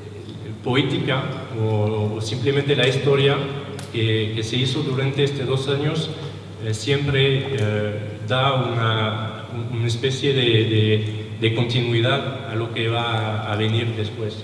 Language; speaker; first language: Spanish; non-native, learner; French